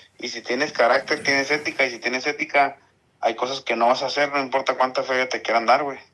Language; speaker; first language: Spanish; early bilingual, heritage; Spanish